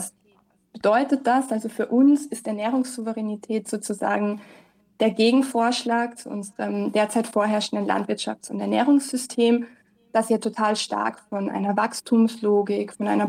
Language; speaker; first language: German; native; German